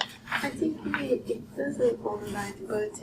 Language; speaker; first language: English; non-native, learner; Portuguese